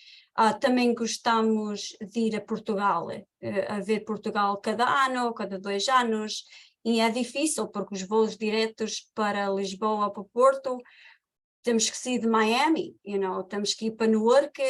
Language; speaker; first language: Portuguese; early bilingual, heritage; Portuguese